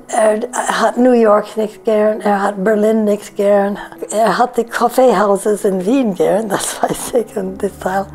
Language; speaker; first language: German; non-native, fluent; English